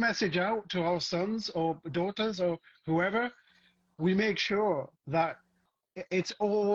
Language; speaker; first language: English; native; English